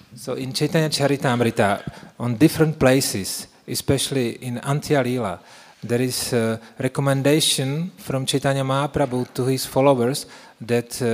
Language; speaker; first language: English; non-native, fluent; Czech